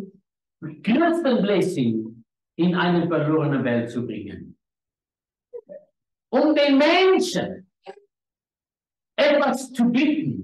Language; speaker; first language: German; non-native, learner; Afrikaans